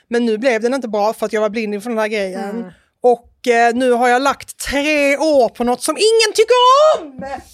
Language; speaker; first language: Swedish; native; Swedish